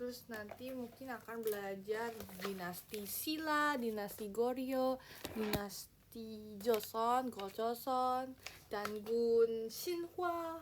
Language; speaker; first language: Indonesian; native; Indonesian